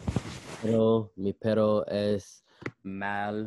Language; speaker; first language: Spanish; non-native, learner; English